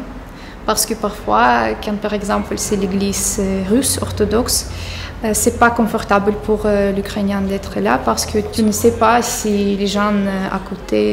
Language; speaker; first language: French; non-native, fluent; Ukrainian